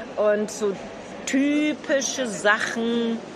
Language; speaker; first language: German; native; German